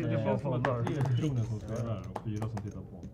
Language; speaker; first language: Swedish; native; Swedish